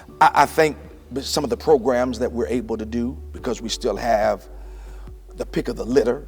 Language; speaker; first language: English; native; English